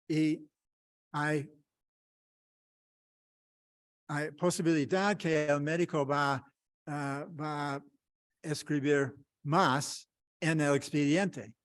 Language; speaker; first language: Spanish; non-native, fluent; English